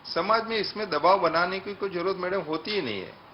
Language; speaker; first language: Hindi; non-native, local second language; Gujarati